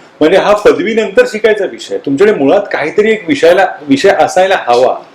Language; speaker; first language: Marathi; native; Marathi